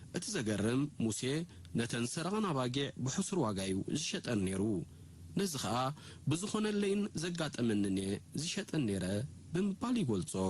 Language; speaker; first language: Tigrinya; native; Tigrinya